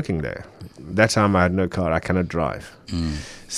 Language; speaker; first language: English; early bilingual, other home language; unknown